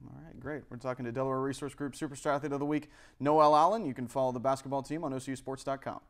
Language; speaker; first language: English; native; English